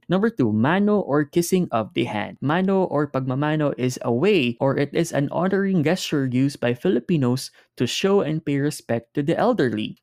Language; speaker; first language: English; non-native, local second language; Filipino